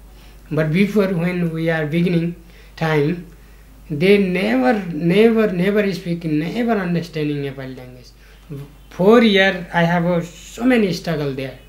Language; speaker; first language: English; non-native, learner; Nepali